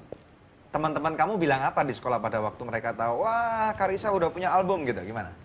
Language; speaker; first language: Indonesian; native; Indonesian